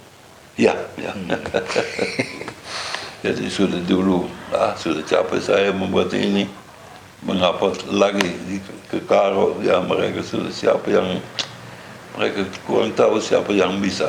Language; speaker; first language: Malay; non-native, fluent; Dutch